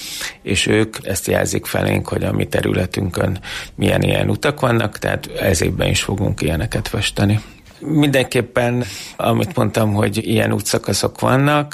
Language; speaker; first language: Hungarian; native; Hungarian